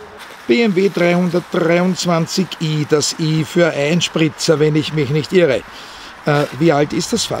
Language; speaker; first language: German; native; German